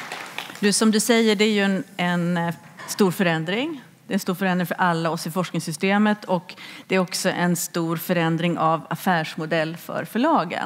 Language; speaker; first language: Swedish; native; Swedish